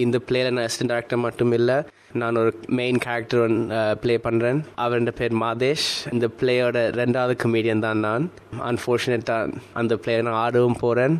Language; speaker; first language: Tamil; early bilingual, other home language; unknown